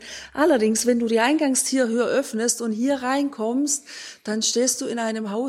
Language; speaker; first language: German; native; German